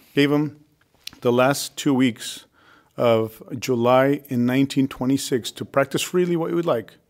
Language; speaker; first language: English; early bilingual, other home language; Spanish